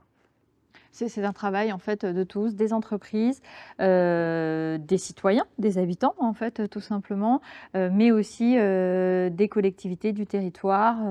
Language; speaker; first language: French; native; French